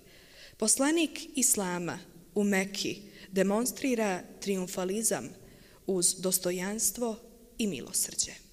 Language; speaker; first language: Bosnian; native; Bosnian